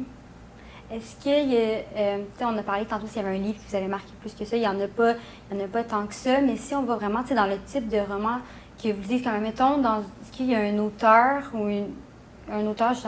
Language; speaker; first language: French; native; French